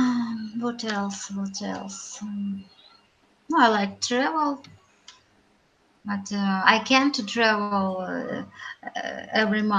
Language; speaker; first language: English; non-native, learner; Russian